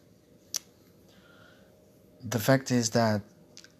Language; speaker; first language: English; non-native, learner; Portuguese